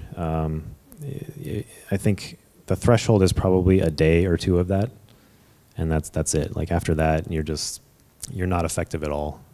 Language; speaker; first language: English; native; English